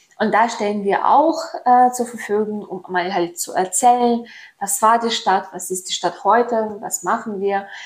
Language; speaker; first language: German; non-native, fluent; Ukrainian